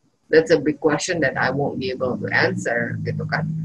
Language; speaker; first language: English; non-native, fluent; Indonesian